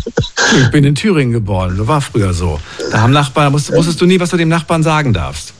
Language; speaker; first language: German; native; German